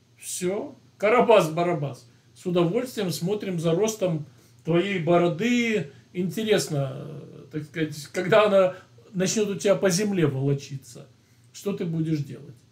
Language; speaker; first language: Russian; native; Russian